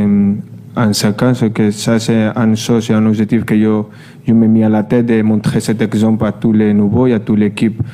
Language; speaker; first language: French; non-native, fluent; Spanish